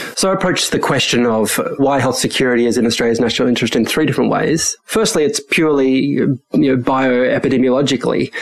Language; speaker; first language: English; early bilingual, other home language; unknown